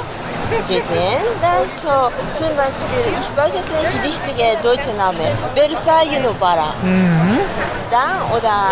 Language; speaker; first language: German; non-native, learner; Japanese